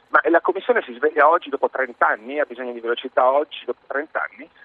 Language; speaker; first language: Italian; native; Italian